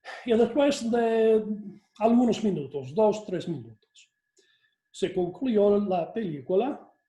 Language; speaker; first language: Spanish; non-native, fluent; English